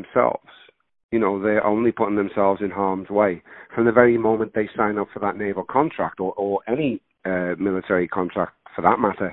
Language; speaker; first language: English; native; English